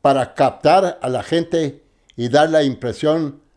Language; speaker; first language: Spanish; early bilingual, heritage; Spanish